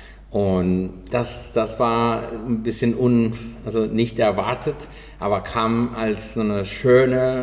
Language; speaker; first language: German; non-native, fluent; Spanish